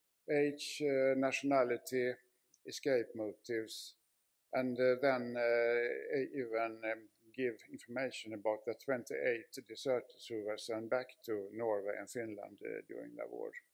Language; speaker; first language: English; non-native, fluent; Swedish